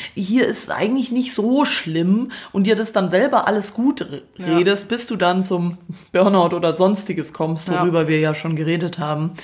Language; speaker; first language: German; non-native, fluent; Croatian